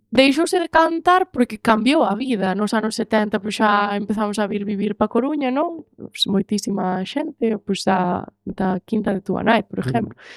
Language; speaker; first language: Galician; native; Galician